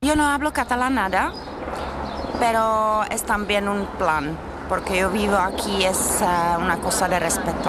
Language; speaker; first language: Spanish; non-native, fluent; Czech